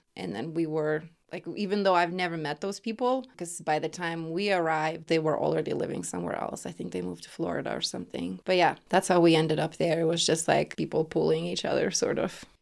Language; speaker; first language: English; non-native, fluent; Lithuanian